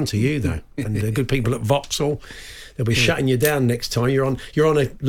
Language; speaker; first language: English; native; English